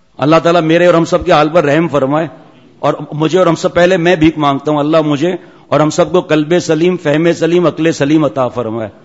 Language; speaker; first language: Urdu; non-native, local second language; Memoni